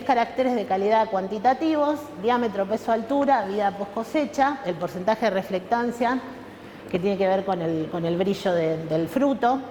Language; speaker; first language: Spanish; native; Spanish